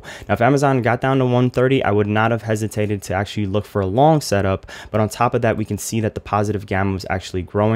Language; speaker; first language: English; native; English